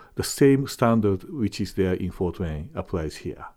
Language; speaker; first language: English; non-native, fluent; Japanese